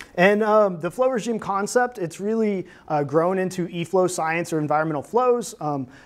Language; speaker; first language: English; native; English